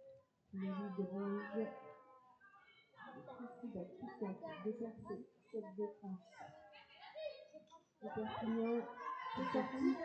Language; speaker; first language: French; native; French